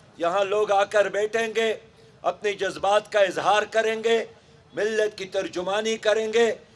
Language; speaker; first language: Urdu; non-native, local second language; Pashto